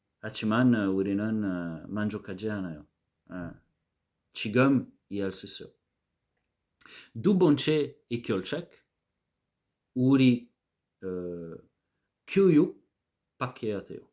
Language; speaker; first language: Korean; non-native, learner; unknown